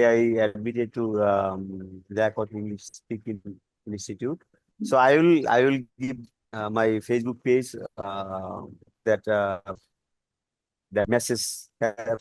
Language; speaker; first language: English; non-native, learner; Bangla